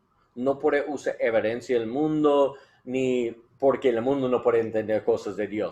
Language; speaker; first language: Spanish; non-native, learner; English